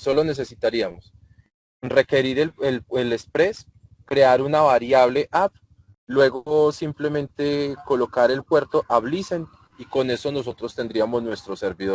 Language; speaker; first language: Spanish; native; Spanish